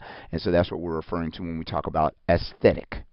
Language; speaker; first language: English; native; English